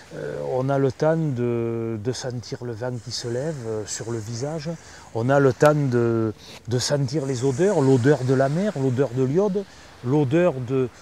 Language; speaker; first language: French; native; French